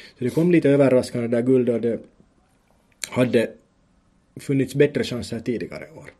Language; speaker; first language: Swedish; native; Swedish